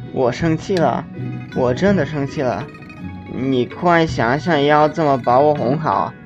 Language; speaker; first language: Chinese; non-native, learner; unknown